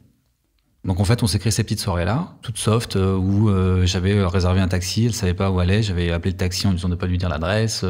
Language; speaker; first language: French; native; French